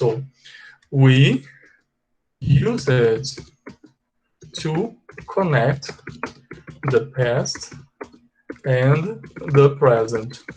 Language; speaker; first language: English; non-native, fluent; Portuguese